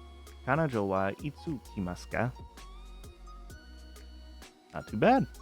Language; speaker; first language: Japanese; non-native, learner; English